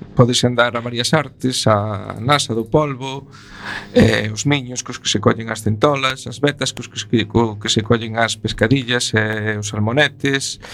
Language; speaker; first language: Galician; native; Galician